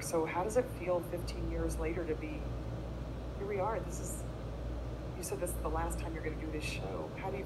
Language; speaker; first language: English; native; English